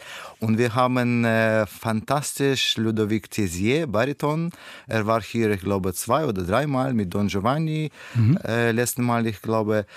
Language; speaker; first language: German; non-native, learner; Russian